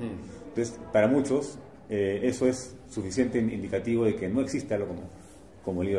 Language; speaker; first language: Spanish; native; Spanish